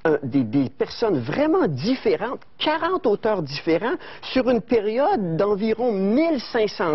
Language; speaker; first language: French; native; French